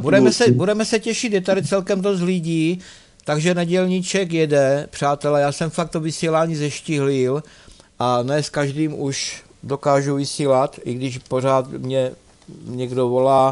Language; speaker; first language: Czech; native; Czech